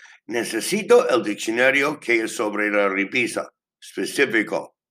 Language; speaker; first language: Spanish; non-native, learner; English